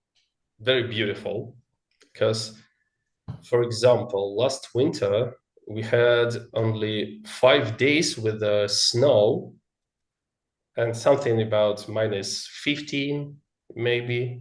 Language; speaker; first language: English; non-native, learner; Russian